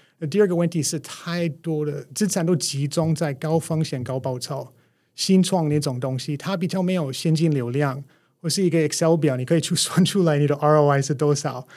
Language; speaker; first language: Chinese; non-native, fluent; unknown